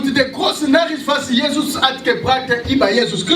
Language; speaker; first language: German; non-native, learner; French